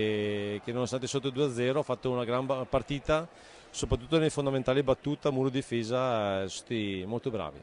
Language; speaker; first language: Italian; native; Italian